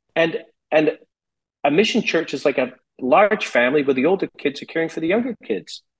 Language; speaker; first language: English; native; English